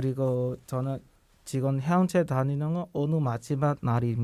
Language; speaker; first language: Korean; non-native, learner; Burmese